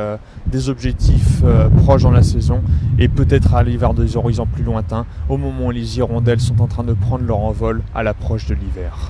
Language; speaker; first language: French; native; French